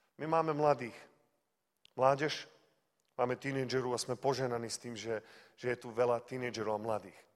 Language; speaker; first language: Slovak; early bilingual, heritage; Slovak